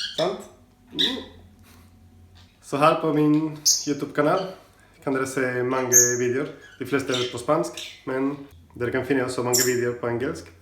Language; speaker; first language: Norwegian; non-native, learner; Spanish